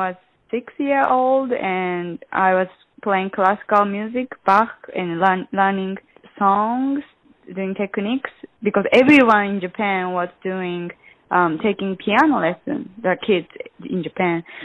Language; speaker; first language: English; non-native, learner; Japanese